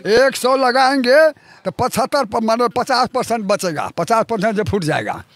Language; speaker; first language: Hindi; native; Hindi